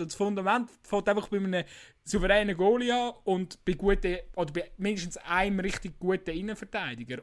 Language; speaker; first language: German; native; German